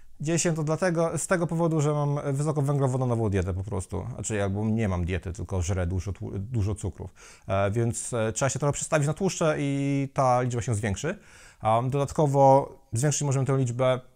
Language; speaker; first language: Polish; native; Polish